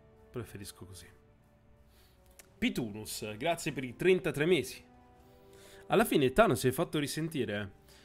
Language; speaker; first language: Italian; native; Italian